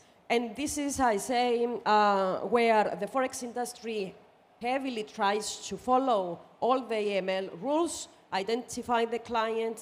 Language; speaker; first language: English; non-native, fluent; Greek